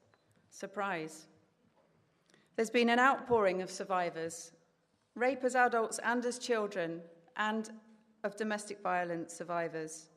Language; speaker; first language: English; native; English